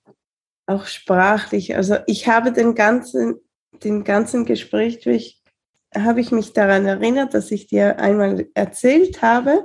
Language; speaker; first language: German; early bilingual, heritage; Spanish